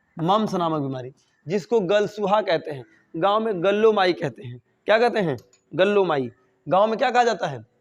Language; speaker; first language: Hindi; native; Hindi